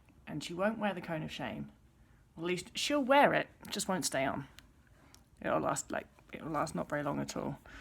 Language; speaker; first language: English; native; English